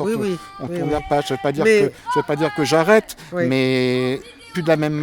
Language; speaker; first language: French; native; French